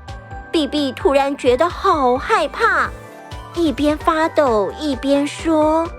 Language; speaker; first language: Chinese; native; Chinese